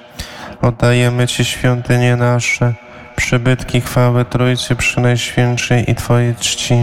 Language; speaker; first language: Polish; native; Polish